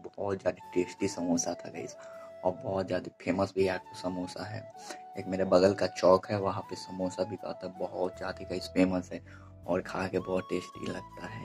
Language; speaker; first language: Hindi; non-native, local second language; Bhojpuri